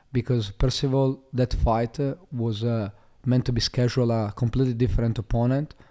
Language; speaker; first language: English; non-native, fluent; Italian